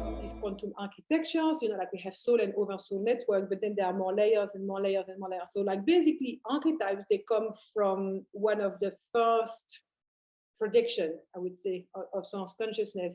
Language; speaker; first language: English; non-native, fluent; French